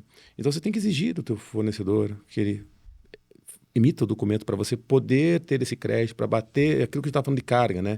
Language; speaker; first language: Portuguese; native; Portuguese